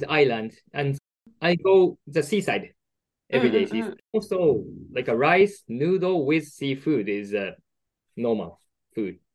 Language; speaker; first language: English; non-native, learner; Japanese